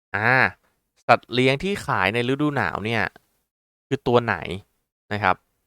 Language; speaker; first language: Thai; native; Thai